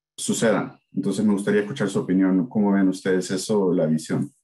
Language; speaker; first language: Spanish; native; Spanish